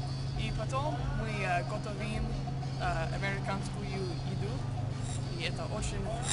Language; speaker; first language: Russian; non-native, learner; English